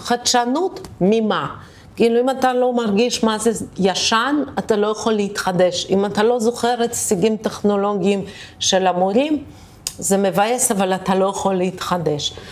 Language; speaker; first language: Hebrew; early bilingual, other home language; Russian